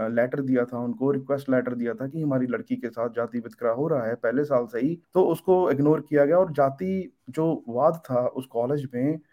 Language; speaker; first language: Hindi; native; Hindi